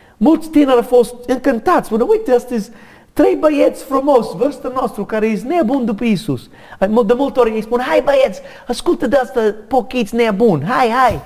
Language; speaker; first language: Romanian; non-native, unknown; English